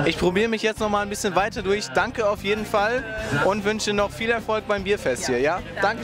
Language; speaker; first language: German; native; German